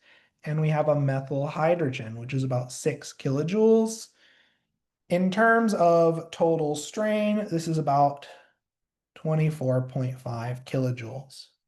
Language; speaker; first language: English; native; English